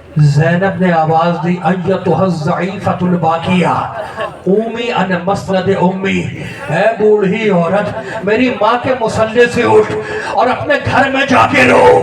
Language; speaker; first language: Urdu; native; Urdu